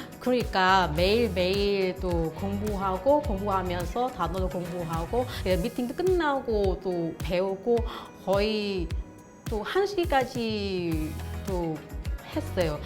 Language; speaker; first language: Korean; non-native, learner; Vietnamese